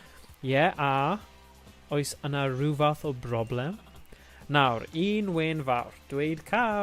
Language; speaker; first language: Welsh; non-native, local second language; English